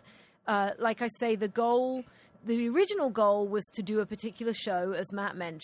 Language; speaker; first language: English; native; English